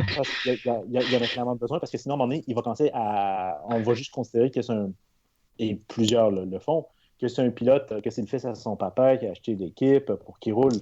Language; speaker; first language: French; native; French